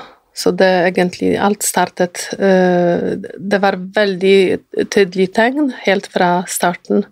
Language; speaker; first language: Norwegian; non-native, fluent; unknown